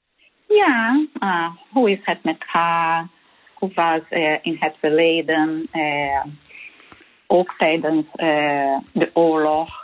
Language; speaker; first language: Dutch; non-native, learner; Portuguese